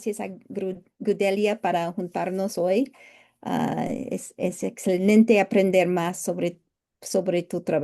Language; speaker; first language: Spanish; non-native, learner; English